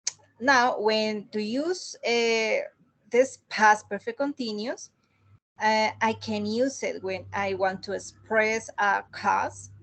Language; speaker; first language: English; non-native, learner; Spanish